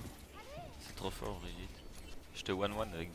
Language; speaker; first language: French; native; French